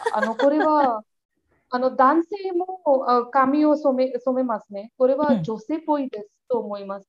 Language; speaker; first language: Japanese; non-native, learner; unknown